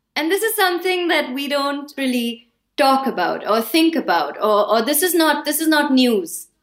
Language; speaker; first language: English; non-native, local second language; Hindi